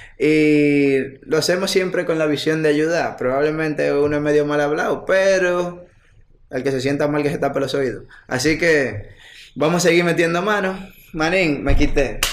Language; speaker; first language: Spanish; native; Spanish